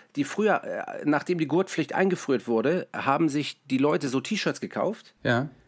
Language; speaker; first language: German; native; German